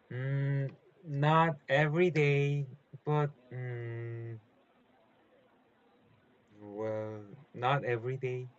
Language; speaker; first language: English; non-native, learner; Korean